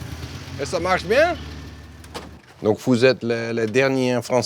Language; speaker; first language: French; non-native, fluent; Dutch